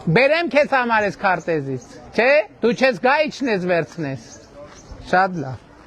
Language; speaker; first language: Armenian; native; Armenian